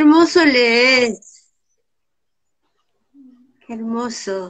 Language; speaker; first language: Spanish; native; Spanish